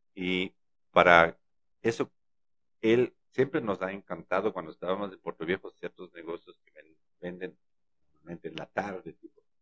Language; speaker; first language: Spanish; non-native, fluent; German